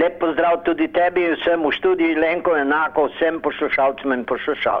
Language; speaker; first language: Slovenian; early bilingual, heritage; Slovenian